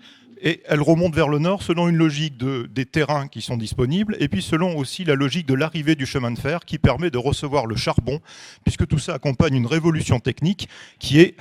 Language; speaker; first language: French; native; French